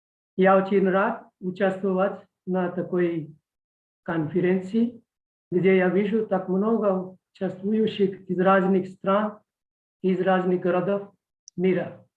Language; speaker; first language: Russian; non-native, fluent; Hindi